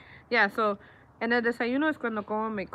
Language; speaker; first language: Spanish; early bilingual, heritage; Spanish